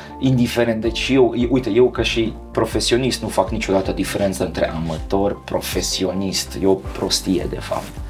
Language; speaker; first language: Romanian; non-native, fluent; Serbian